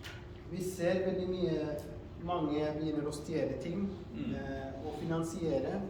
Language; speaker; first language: Norwegian; non-native, fluent; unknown